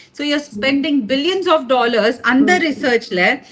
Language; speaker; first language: English; non-native, local second language; Urdu